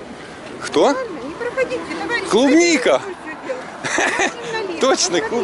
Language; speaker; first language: Russian; native; Russian